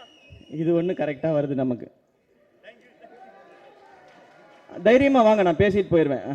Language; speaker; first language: Tamil; native; Tamil